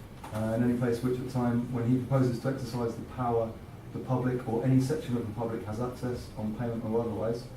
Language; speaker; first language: English; native; English